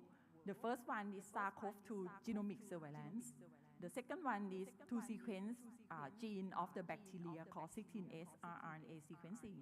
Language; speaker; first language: English; non-native, learner; Thai